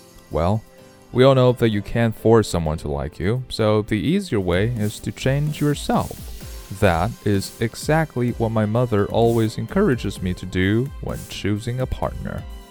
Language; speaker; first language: English; non-native, fluent; Chinese